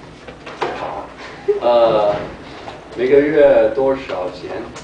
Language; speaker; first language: Chinese; non-native, learner; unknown